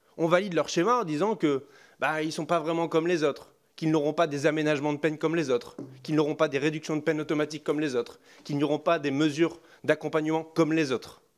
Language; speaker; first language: French; native; French